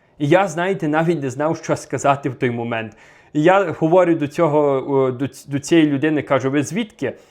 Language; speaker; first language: Ukrainian; native; Ukrainian